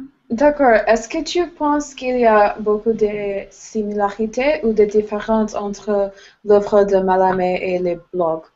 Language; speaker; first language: French; non-native, learner; English